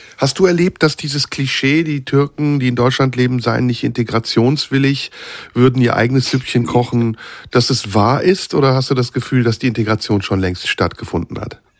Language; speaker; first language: German; early bilingual, other home language; Turkish